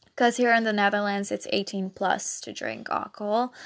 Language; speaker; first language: English; non-native, fluent; Dutch